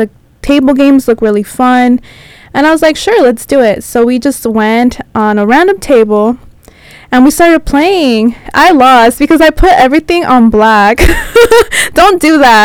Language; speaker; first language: English; early bilingual, other home language; Spanish